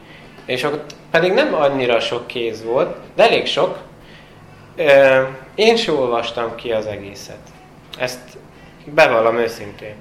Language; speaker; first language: Hungarian; non-native, fluent; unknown